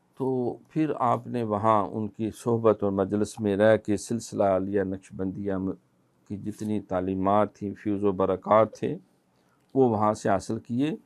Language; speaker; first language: Urdu; non-native, local second language; Punjabi